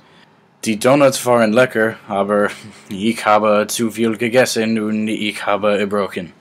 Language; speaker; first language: German; non-native, learner; English